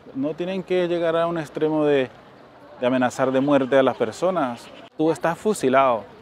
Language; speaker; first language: Spanish; native; Spanish